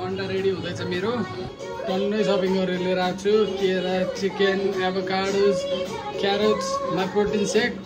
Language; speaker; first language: Nepali; native; Nepali